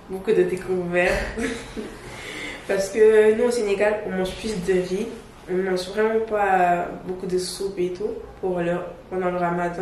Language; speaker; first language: French; non-native, local second language; Wolof